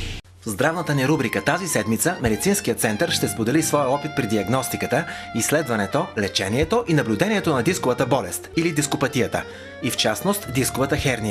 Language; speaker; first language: Bulgarian; native; Bulgarian